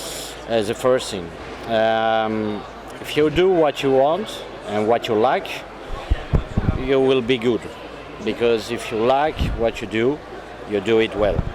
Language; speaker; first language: English; non-native, fluent; French